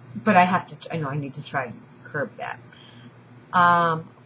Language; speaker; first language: English; native; English